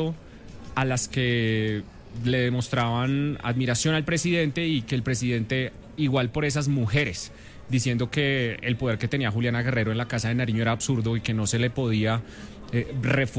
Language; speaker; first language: Spanish; native; Spanish